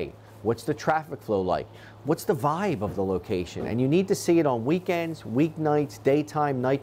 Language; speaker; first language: English; native; English